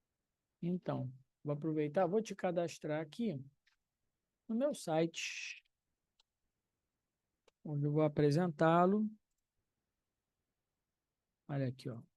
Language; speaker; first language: Portuguese; native; Portuguese